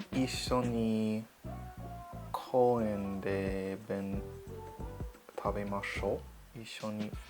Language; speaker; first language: Japanese; non-native, learner; English